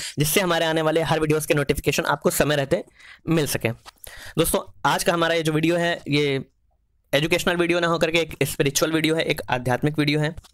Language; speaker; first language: Hindi; native; Hindi